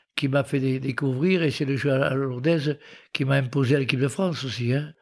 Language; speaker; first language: French; native; French